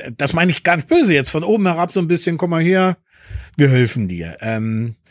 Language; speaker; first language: German; early bilingual, other home language; Spanish